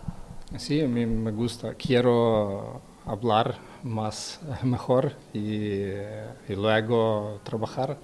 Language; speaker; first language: Spanish; non-native, learner; Ukrainian